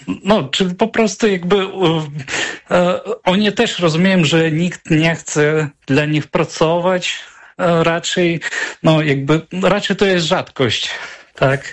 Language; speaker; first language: Polish; non-native, fluent; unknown